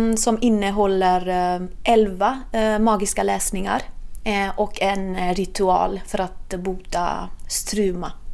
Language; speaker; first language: Swedish; non-native, fluent; Italian